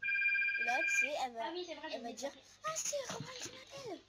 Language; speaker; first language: French; native; French